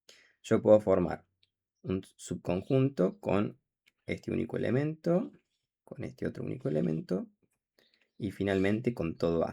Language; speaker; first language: Spanish; native; Spanish